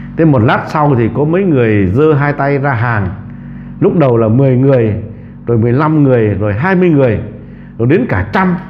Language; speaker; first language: Vietnamese; native; Vietnamese